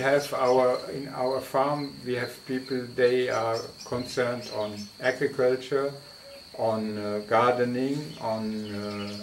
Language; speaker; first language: English; non-native, fluent; German